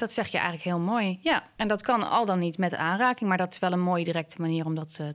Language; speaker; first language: Dutch; native; Dutch